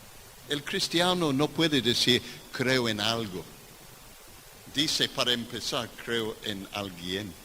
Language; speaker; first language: Spanish; non-native, fluent; English